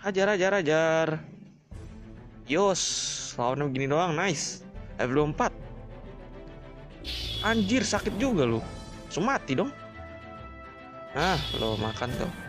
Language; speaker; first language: Indonesian; native; Indonesian